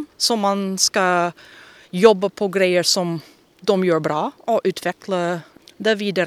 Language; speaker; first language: Swedish; non-native, fluent; English